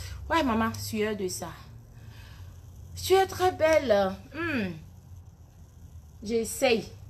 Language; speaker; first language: French; non-native, local second language; Ewe